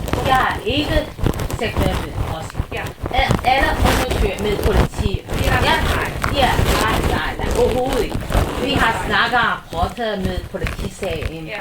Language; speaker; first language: Danish; non-native, learner; Chinese